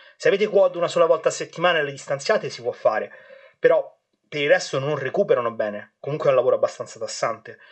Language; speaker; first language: Italian; native; Italian